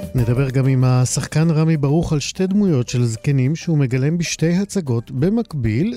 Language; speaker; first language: Hebrew; native; Hebrew